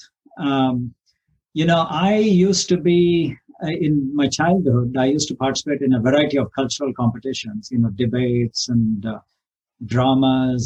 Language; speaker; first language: English; non-native, local second language; Kannada